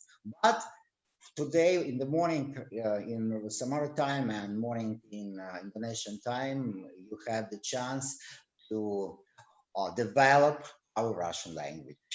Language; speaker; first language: English; non-native, learner; Russian